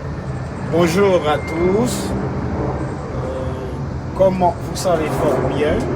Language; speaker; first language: French; non-native, local second language; Haitian Creole